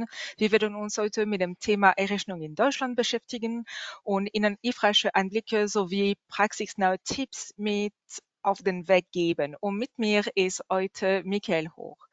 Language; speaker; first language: German; non-native, learner; French